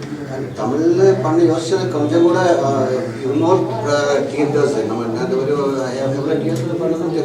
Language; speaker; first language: Tamil; non-native, learner; Malayalam